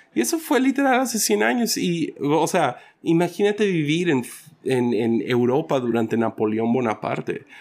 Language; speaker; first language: Spanish; early bilingual, other home language; English